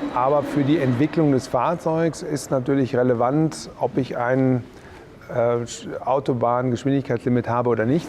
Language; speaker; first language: German; native; German